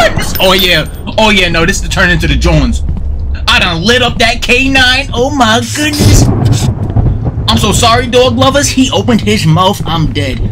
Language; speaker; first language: English; native; English